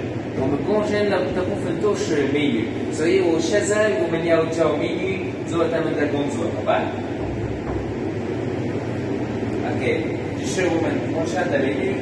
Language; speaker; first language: Chinese; non-native, fluent; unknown